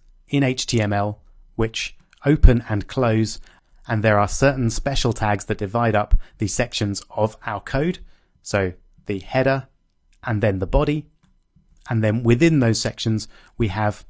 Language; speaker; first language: English; native; English